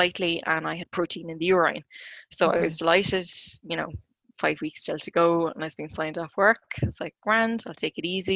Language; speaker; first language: English; native; English